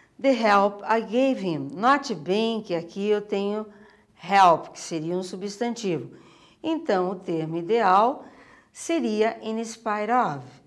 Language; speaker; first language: Portuguese; native; Portuguese